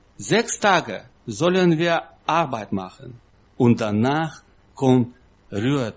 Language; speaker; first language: German; non-native, learner; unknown